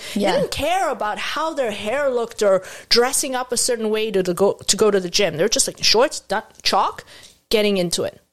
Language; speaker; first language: English; non-native, fluent; Arabic